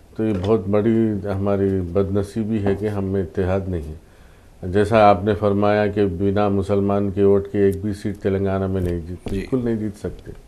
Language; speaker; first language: Hindi; non-native, local second language; Urdu